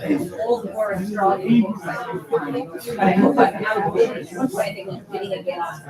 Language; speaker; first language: English; non-native, learner; Russian